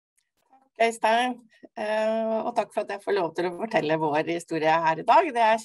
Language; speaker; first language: Norwegian; native; Norwegian